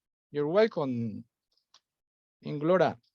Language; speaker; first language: English; non-native, fluent; Spanish